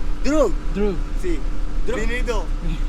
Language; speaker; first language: Spanish; non-native, learner; Arabic